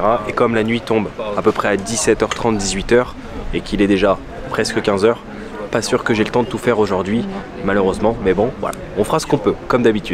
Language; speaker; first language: French; native; French